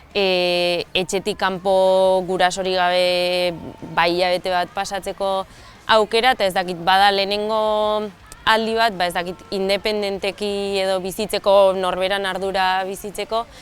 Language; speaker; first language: Basque; native; Basque